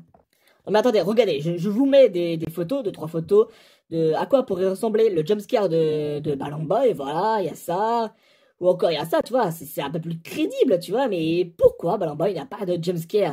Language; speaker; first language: French; native; French